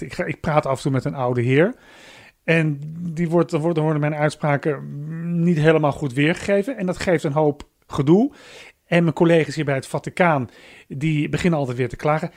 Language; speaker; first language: Dutch; native; Dutch